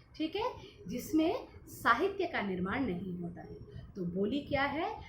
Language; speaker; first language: Hindi; non-native, local second language; Bangla